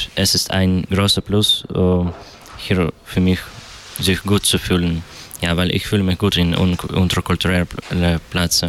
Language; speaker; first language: German; non-native, learner; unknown